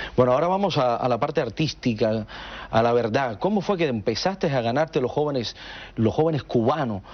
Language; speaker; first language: Spanish; native; Spanish